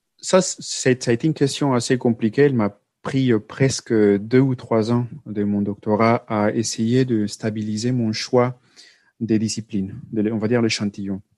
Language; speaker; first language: French; non-native, fluent; Spanish